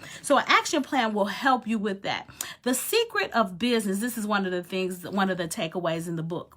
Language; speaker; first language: English; native; English